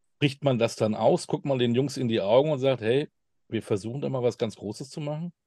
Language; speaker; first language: German; native; German